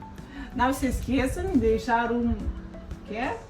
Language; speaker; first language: Portuguese; non-native, fluent; Russian